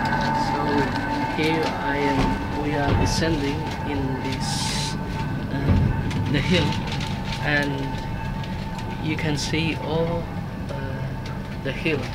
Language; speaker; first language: English; non-native, learner; Spanish